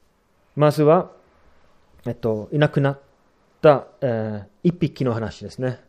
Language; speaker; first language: Japanese; non-native, fluent; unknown